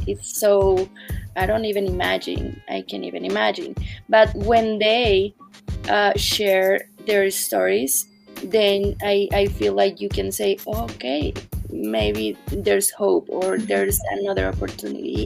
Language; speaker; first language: English; non-native, fluent; Spanish